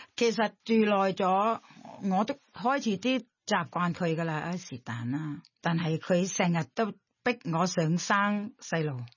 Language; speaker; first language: Cantonese; non-native, fluent; Thai